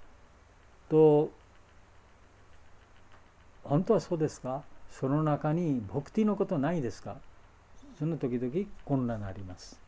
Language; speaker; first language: Japanese; non-native, fluent; Bangla